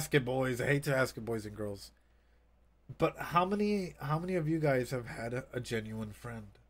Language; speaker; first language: English; early bilingual, other home language; Spanish